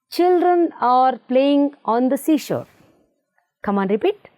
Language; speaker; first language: English; non-native, local second language; Kannada